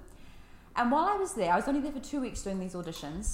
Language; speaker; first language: English; native; English